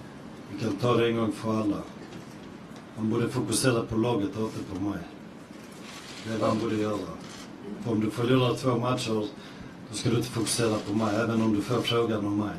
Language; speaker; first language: Swedish; early bilingual, other home language; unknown